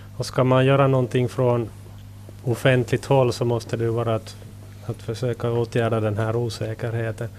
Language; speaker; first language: Swedish; native; Swedish